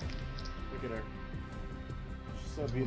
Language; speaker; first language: English; native; English